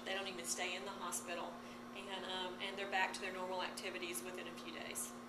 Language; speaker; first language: English; native; English